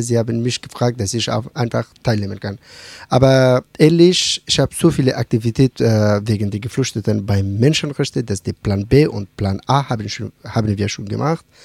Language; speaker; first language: German; non-native, learner; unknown